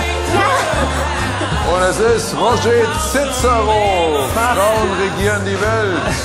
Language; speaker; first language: German; native; German